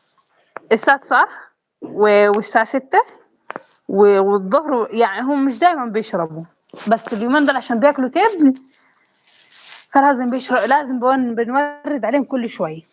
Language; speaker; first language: Arabic; native; Arabic